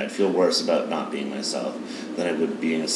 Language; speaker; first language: English; native; English